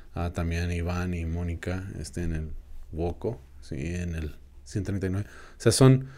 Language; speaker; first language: Spanish; early bilingual, other home language; English